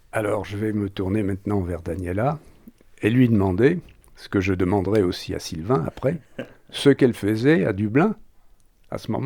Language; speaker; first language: French; native; French